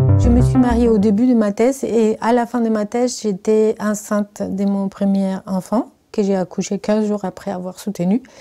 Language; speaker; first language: French; non-native, fluent; Spanish